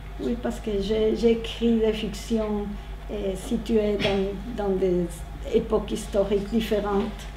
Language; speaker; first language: French; non-native, learner; Spanish